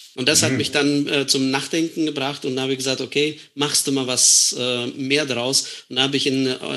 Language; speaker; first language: German; non-native, fluent; Estonian